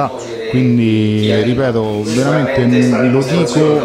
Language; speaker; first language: Italian; native; Italian